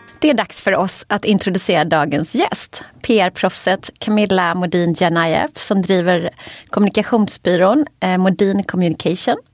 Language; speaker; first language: Swedish; native; Swedish